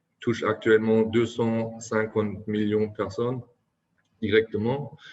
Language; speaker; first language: French; non-native, fluent; German